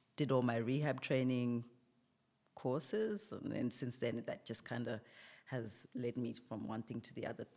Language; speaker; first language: English; non-native, local second language; Shona